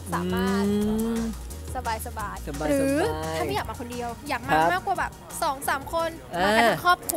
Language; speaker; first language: Thai; native; Thai